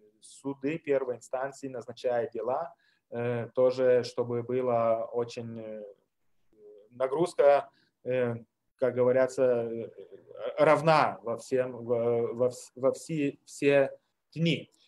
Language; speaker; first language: Russian; non-native, fluent; Lithuanian